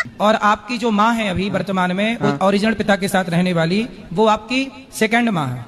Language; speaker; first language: Hindi; native; Hindi